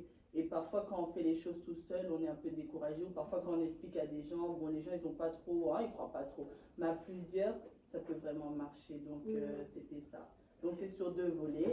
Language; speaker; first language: French; native; French